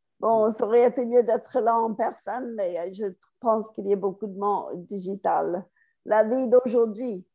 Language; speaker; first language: French; non-native, fluent; English